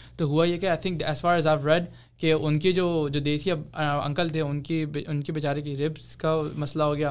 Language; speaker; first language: Urdu; early bilingual, heritage; Urdu